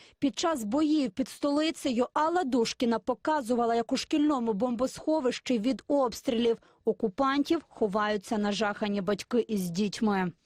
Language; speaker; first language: Ukrainian; native; Ukrainian